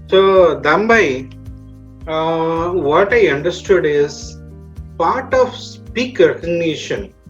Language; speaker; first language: English; non-native, local second language; Odia